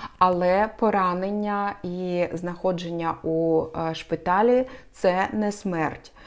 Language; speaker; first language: Ukrainian; non-native, local second language; Russian